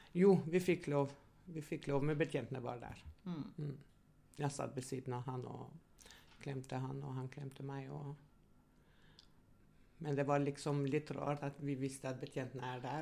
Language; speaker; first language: Norwegian; non-native, fluent; Albanian